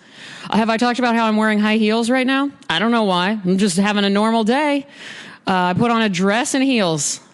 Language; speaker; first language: English; native; English